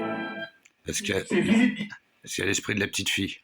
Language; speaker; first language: French; native; French